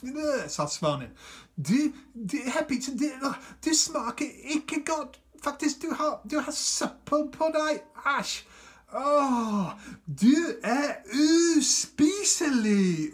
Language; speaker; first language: Norwegian; non-native, fluent; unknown